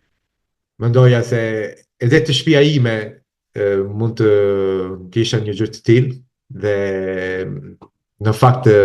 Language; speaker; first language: Albanian; non-native, fluent; Italian